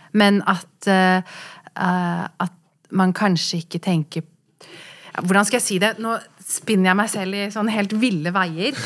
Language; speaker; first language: Norwegian; early bilingual, other home language; Kurdish